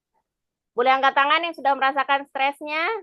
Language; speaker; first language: Indonesian; native; Indonesian